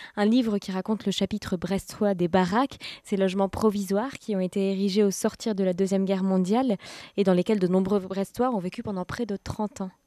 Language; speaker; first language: French; native; French